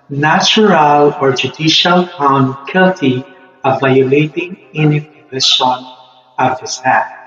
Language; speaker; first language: English; non-native, local second language; Filipino